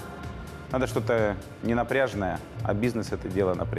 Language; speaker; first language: Russian; native; Russian